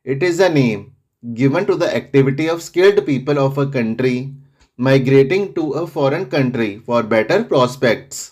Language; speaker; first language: English; non-native, local second language; Punjabi